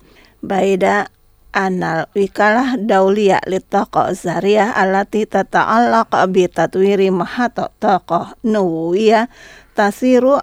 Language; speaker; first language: Arabic; non-native, learner; Indonesian